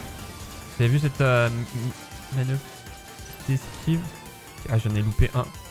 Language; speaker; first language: French; native; French